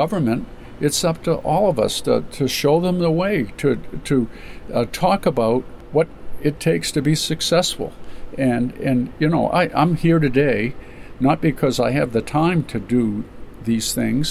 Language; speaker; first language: English; native; English